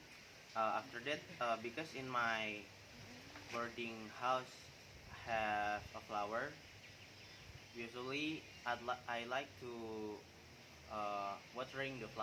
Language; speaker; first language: English; non-native, learner; Indonesian